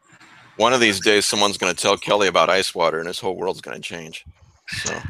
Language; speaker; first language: English; native; English